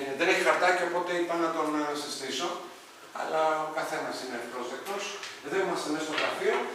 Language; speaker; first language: Greek; early bilingual, other home language; Arabic